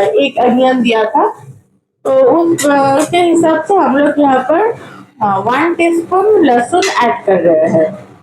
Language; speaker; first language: Hindi; non-native, local second language; Bangla